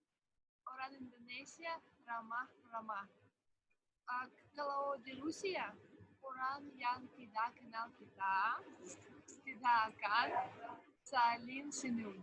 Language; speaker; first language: Indonesian; non-native, fluent; Russian